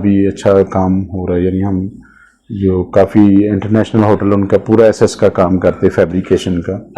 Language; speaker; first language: Urdu; non-native, local second language; Punjabi